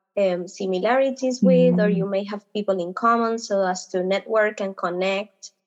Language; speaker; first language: English; non-native, fluent; Spanish